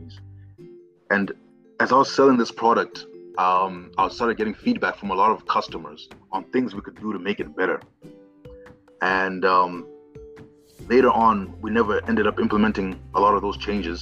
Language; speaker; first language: English; non-native, local second language; Shona